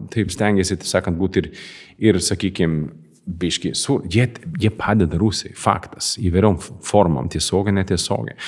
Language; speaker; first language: Lithuanian; non-native, fluent; Swedish